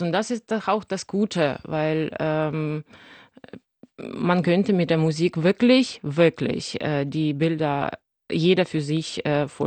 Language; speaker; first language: German; non-native, fluent; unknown